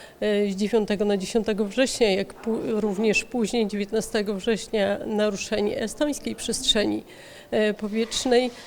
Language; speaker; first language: Polish; native; Polish